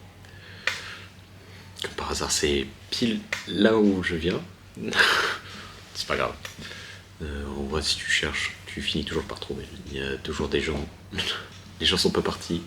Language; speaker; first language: French; native; French